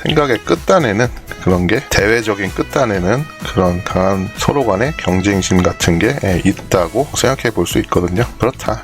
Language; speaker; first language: Korean; native; Korean